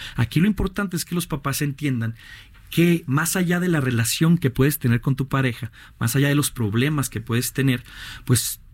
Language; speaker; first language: Spanish; native; Spanish